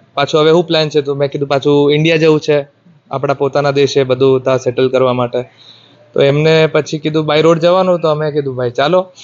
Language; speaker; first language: Gujarati; non-native, local second language; Marathi